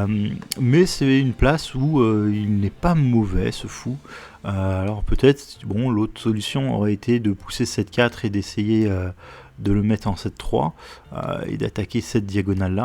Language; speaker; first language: French; native; French